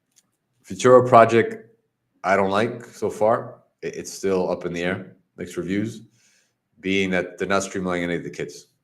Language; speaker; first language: English; native; English